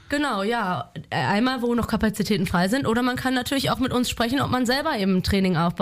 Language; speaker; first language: German; native; German